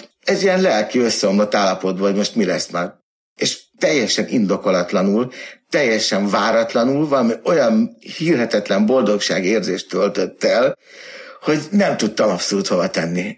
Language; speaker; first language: Hungarian; native; Hungarian